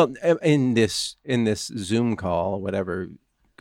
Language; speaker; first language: English; native; English